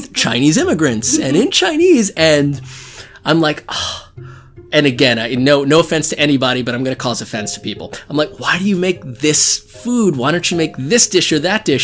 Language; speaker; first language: English; native; English